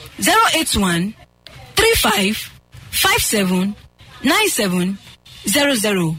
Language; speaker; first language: Nigerian Pidgin; native; Nigerian Pidgin